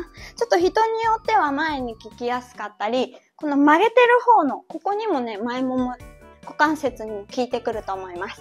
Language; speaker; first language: Japanese; native; Japanese